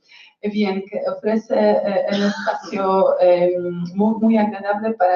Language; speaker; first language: Spanish; non-native, fluent; Polish